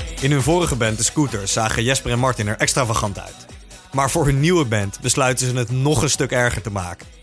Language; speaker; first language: Dutch; native; Dutch